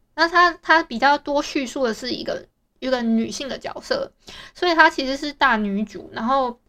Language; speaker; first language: Chinese; native; Chinese